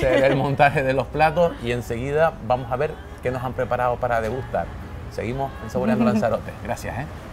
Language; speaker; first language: Spanish; native; Spanish